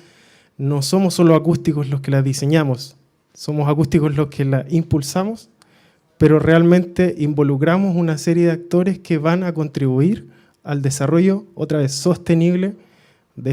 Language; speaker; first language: Spanish; native; Spanish